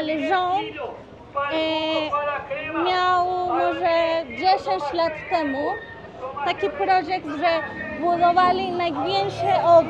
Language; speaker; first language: Polish; non-native, learner; Spanish